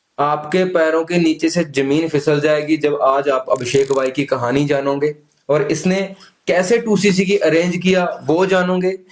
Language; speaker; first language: Hindi; native; Hindi